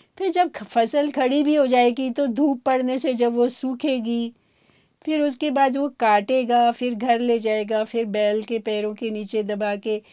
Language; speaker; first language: Hindi; native; Hindi